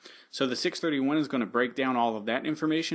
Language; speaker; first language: English; native; English